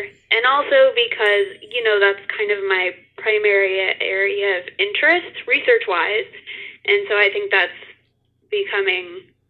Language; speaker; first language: English; native; English